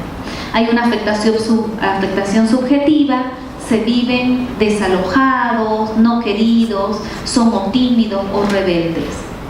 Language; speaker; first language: Spanish; native; Spanish